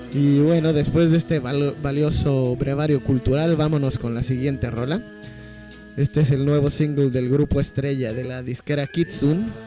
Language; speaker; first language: Spanish; native; Spanish